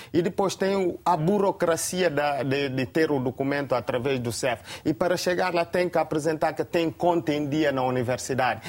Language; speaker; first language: Portuguese; non-native, local second language; Upper Guinea Crioulo